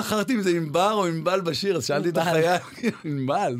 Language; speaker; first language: Hebrew; native; Hebrew